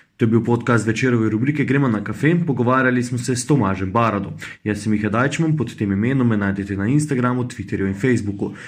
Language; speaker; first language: Slovenian; native; Slovenian